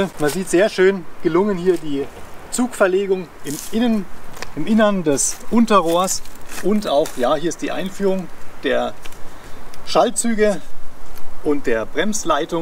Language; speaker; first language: German; native; German